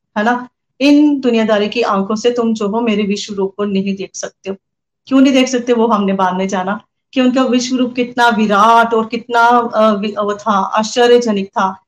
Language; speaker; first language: Hindi; non-native, local second language; Punjabi